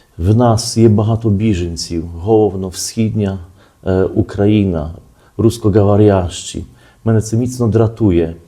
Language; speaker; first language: Ukrainian; early bilingual, heritage; Ukrainian